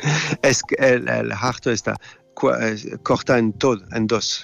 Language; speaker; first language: Spanish; non-native, learner; French